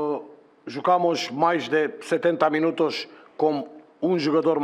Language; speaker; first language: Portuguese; non-native, learner; Romanian